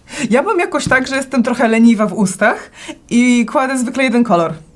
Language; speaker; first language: Polish; native; Polish